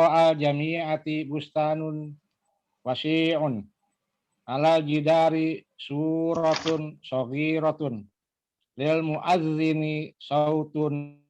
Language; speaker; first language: Arabic; non-native, learner; Indonesian